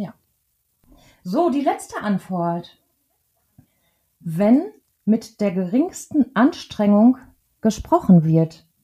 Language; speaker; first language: German; native; German